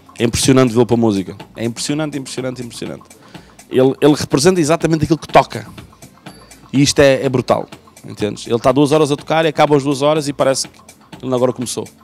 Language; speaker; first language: Portuguese; native; Portuguese